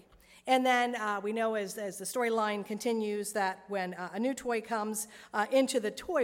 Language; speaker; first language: English; native; English